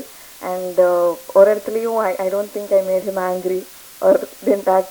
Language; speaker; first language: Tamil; non-native, learner; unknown